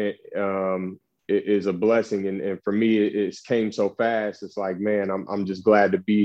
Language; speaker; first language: English; native; English